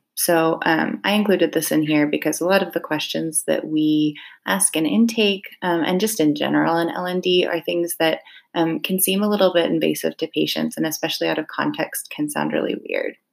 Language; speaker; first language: English; native; English